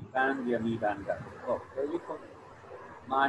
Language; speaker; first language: Persian; non-native, fluent; Urdu